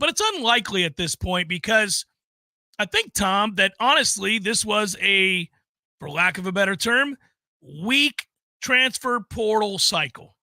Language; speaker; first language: English; native; English